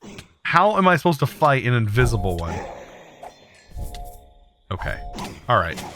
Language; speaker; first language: English; native; English